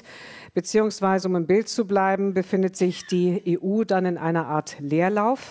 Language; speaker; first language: German; native; German